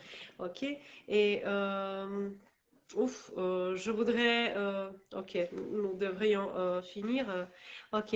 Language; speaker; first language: French; non-native, learner; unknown